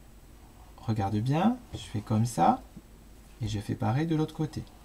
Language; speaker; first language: French; native; French